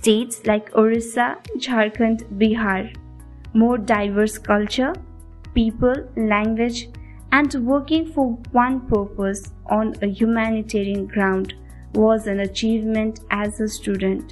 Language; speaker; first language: English; non-native, local second language; Nepali